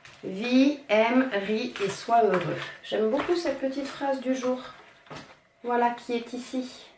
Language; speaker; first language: French; native; French